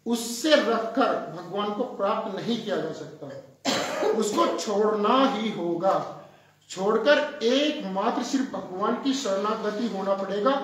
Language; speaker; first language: Hindi; native; Hindi